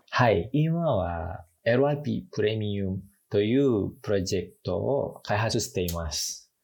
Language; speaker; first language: Japanese; non-native, learner; Indonesian